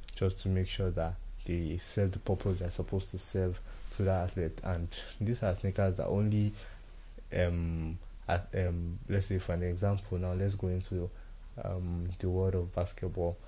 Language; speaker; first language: English; non-native, local second language; Yoruba